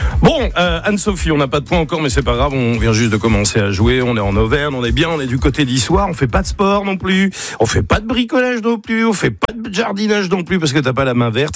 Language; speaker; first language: French; native; French